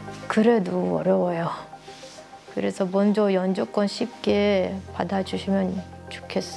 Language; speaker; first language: Korean; early bilingual, heritage; Russian